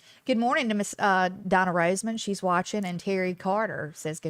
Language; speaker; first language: English; native; English